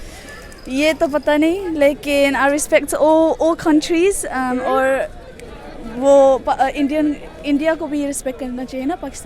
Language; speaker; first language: Hindi; early bilingual, heritage; Urdu